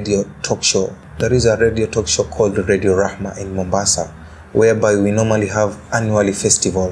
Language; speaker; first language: English; non-native, local second language; Swahili